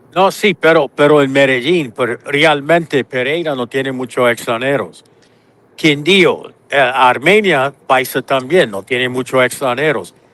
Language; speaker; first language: Spanish; non-native, learner; English